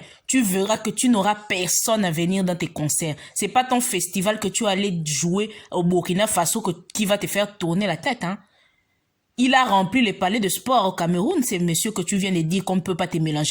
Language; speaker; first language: French; non-native, local second language; Lingala